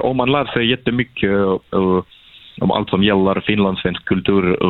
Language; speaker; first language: Swedish; non-native, fluent; Russian